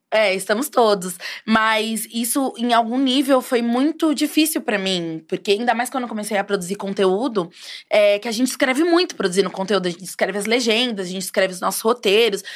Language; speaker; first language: Portuguese; native; Portuguese